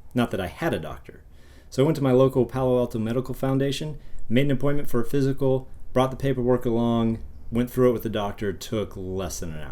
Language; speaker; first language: English; native; English